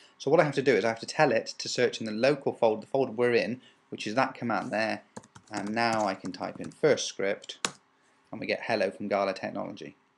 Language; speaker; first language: English; native; English